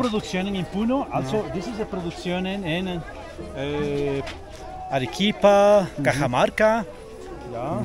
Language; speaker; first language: German; non-native, learner; Spanish